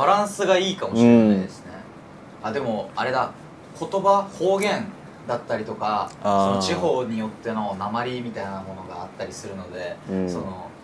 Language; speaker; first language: Japanese; native; Japanese